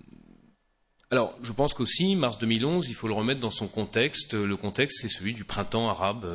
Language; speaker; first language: French; native; French